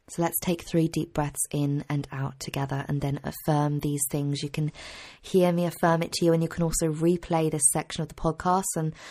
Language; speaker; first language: English; native; English